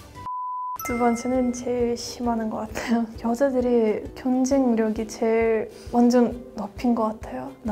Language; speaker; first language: Korean; non-native, fluent; Russian